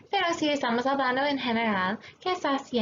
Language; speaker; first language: Spanish; non-native, fluent; English